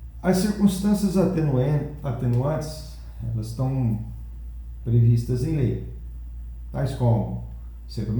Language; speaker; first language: Portuguese; native; Portuguese